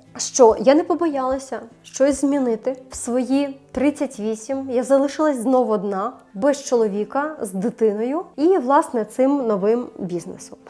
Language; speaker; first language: Ukrainian; non-native, local second language; Russian